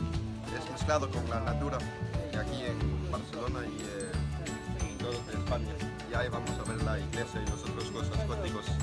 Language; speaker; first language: Spanish; non-native, learner; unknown